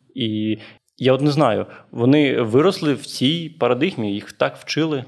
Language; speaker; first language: Ukrainian; native; Ukrainian